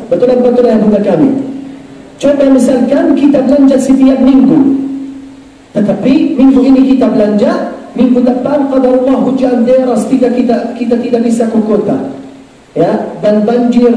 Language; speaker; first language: Indonesian; non-native, fluent; Arabic